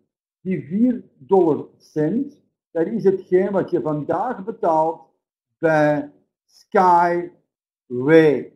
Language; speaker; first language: Dutch; native; Dutch